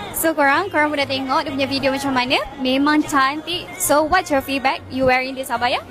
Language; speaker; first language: Malay; native; Malay